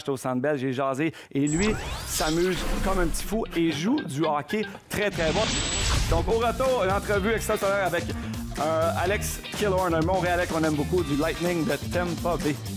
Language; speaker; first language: French; native; French